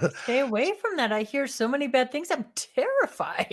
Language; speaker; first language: English; native; English